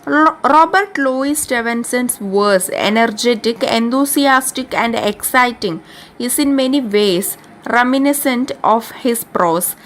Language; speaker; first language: English; non-native, local second language; Malayalam